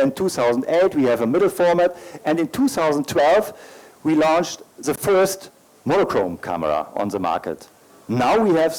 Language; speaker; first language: English; non-native, learner; German